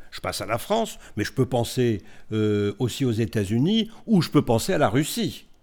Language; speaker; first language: French; native; French